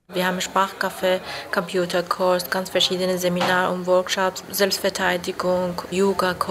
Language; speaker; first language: German; non-native, fluent; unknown